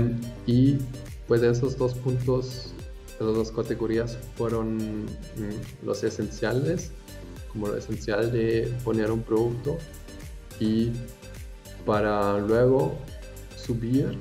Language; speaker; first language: Spanish; non-native, fluent; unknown